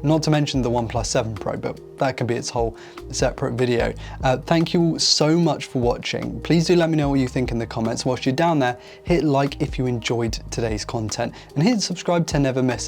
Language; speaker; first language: English; native; English